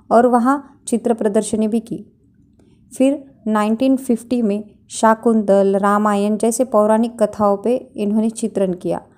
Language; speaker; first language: Hindi; non-native, local second language; Marathi